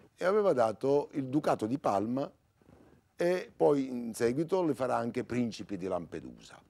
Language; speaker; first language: Italian; native; Italian